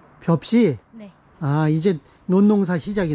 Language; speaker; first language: Korean; native; Korean